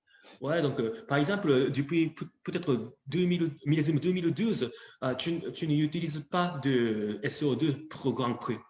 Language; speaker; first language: French; non-native, fluent; Japanese